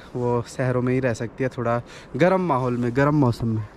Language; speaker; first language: Hindi; native; Hindi